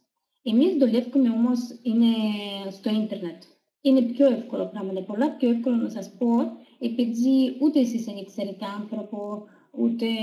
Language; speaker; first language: Greek; non-native, fluent; Russian